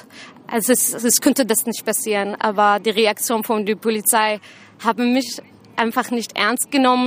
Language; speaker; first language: German; non-native, learner; Arabic